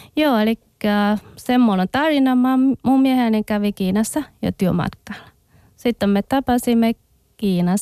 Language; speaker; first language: Finnish; non-native, learner; Chinese